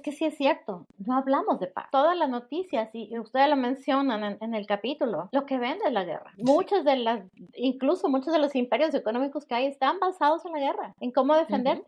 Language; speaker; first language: Spanish; native; Spanish